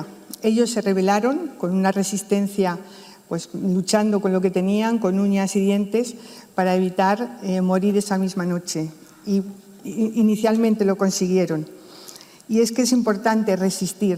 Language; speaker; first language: Spanish; native; Spanish